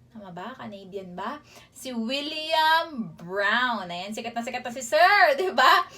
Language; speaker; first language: Filipino; native; Filipino